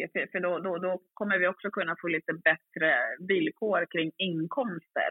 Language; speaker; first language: Swedish; early bilingual, other home language; Swahili